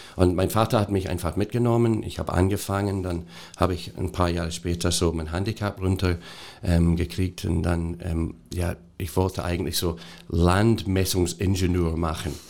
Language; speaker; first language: German; non-native, fluent; English